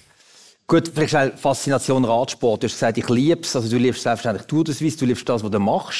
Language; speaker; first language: German; native; German